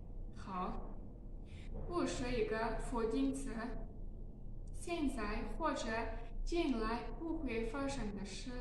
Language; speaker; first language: Chinese; non-native, learner; Tajik